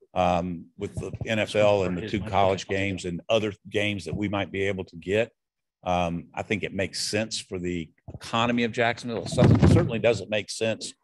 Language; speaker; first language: English; native; English